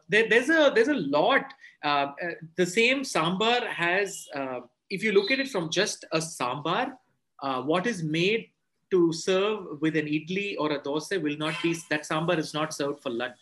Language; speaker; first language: English; non-native, local second language; Tamil